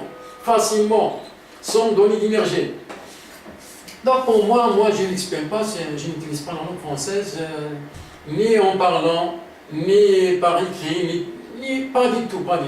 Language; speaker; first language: French; non-native, local second language; Arabic